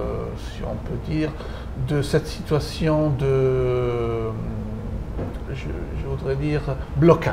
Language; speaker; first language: French; non-native, fluent; Italian